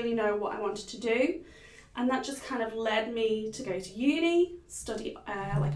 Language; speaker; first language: English; native; English